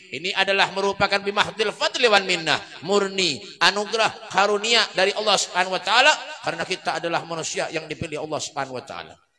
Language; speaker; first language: Indonesian; non-native, local second language; Banjar